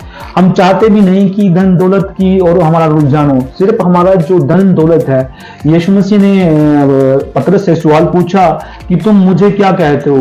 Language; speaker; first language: Hindi; native; Hindi